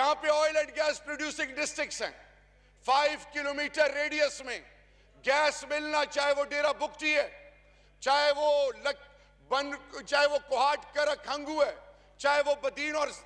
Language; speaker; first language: Urdu; non-native, local second language; Pashto